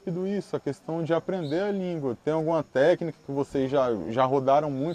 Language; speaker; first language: Portuguese; native; Portuguese